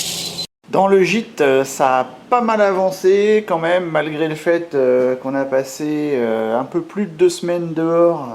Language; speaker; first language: French; native; French